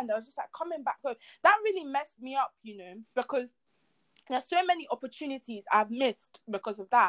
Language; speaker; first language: English; non-native, local second language; Yoruba